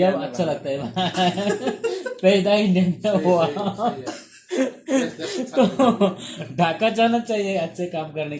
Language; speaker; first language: Hindi; non-native, local second language; Bangla